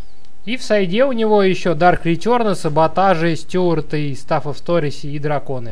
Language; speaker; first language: Russian; native; Russian